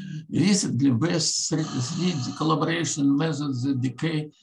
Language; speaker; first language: English; non-native, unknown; Russian